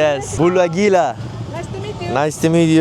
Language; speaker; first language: English; non-native, learner; Turkish